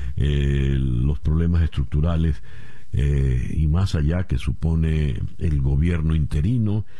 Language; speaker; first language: Spanish; native; Spanish